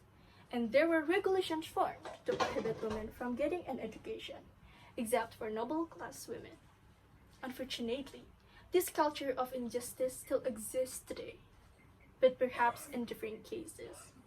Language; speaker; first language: English; non-native, learner; Indonesian